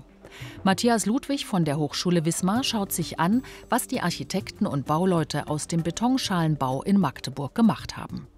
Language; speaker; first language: German; native; German